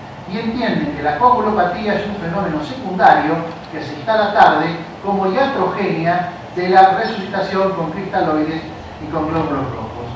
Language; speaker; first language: Spanish; native; Spanish